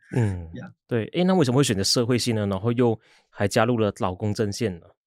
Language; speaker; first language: Chinese; native; Chinese